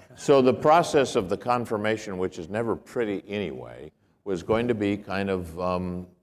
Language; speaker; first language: English; native; English